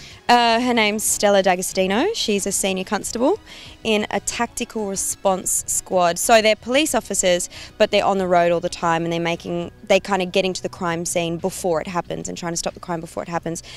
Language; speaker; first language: English; early bilingual, other home language; Portuguese